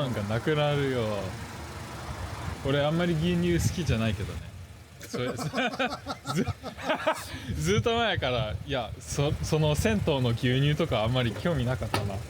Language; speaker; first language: Japanese; early bilingual, heritage; Japanese